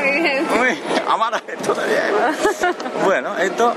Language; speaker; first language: Spanish; non-native, fluent; Japanese